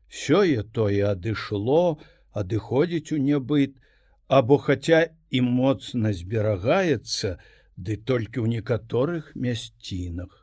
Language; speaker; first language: Belarusian; native; Belarusian